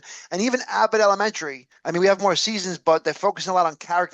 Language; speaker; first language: English; native; English